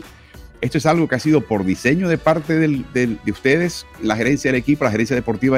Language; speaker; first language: Spanish; native; Spanish